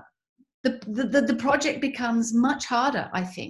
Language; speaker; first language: English; native; English